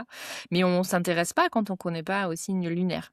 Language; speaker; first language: French; native; French